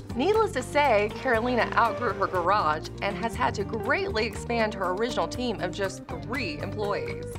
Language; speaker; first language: English; native; English